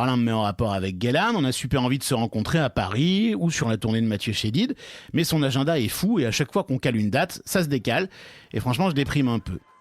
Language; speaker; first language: French; native; French